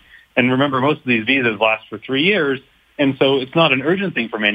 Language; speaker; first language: English; native; English